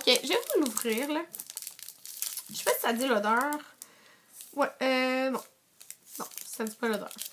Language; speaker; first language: French; native; French